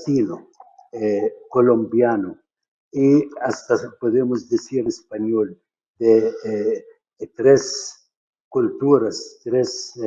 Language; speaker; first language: Spanish; non-native, fluent; Arabic